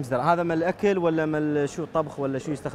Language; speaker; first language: Arabic; native; Arabic